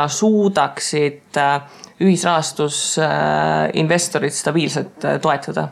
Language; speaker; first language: Estonian; native; Estonian